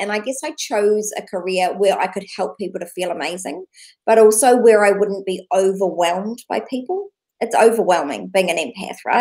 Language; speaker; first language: English; native; English